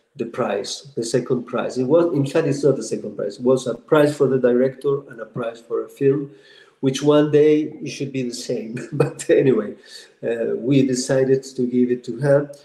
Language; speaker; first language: English; non-native, fluent; Spanish